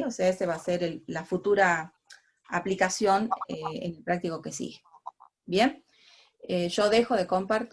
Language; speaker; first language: Spanish; native; Spanish